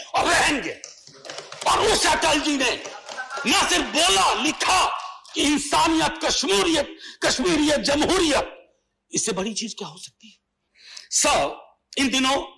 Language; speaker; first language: Hindi; native; Hindi